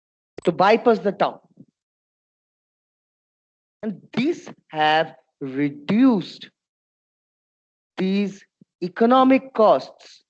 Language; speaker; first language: English; non-native, local second language; Bangla